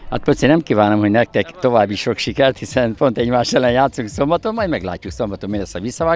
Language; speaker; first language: Hungarian; native; Hungarian